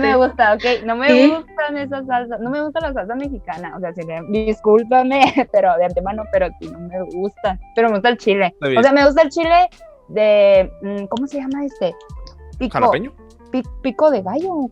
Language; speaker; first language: Spanish; early bilingual, other home language; Chinese